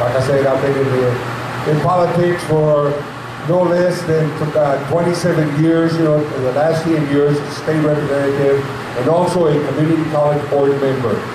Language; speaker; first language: English; early bilingual, other home language; Spanish